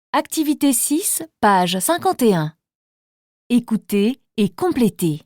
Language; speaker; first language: French; native; French